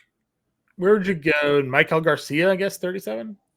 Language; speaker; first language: English; native; English